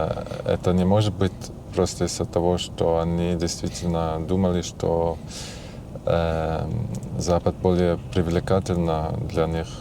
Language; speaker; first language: Russian; non-native, fluent; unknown